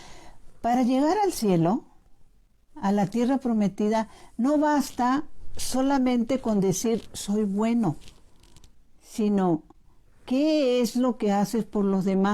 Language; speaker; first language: Spanish; native; Spanish